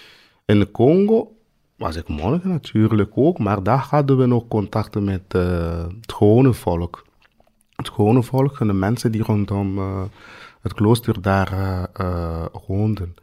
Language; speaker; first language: Dutch; non-native, fluent; Swahili